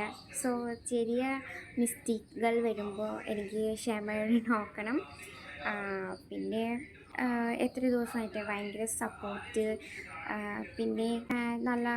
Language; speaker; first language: Malayalam; non-native, local second language; Bangla